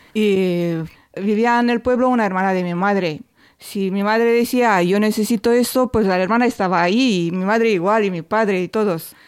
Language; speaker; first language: Spanish; non-native, fluent; Romanian